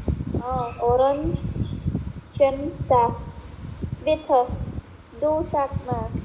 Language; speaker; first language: German; non-native, learner; Khmer